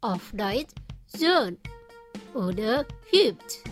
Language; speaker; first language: German; non-native, learner; Indonesian